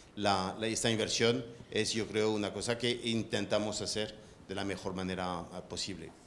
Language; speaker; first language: Spanish; non-native, fluent; French